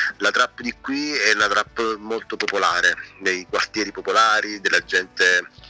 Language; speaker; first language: Italian; native; Italian